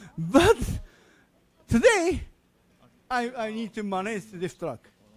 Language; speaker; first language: English; non-native, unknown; Japanese